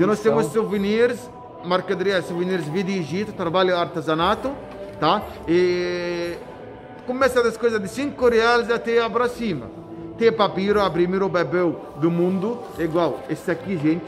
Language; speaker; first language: Portuguese; non-native, learner; Arabic